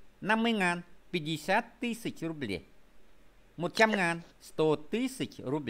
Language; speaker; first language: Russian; non-native, fluent; Vietnamese